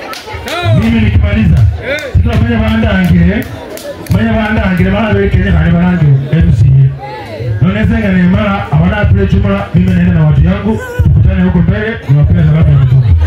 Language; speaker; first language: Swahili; non-native, local second language; Luyia